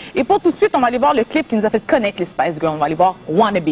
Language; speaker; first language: French; native; French